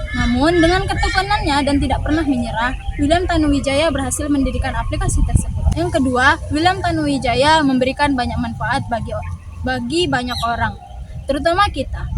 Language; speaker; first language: Indonesian; native; Indonesian